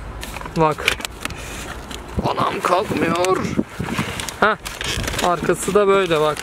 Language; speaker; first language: Turkish; native; Turkish